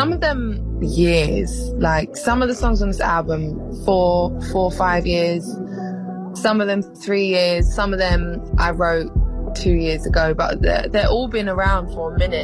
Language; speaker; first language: English; native; English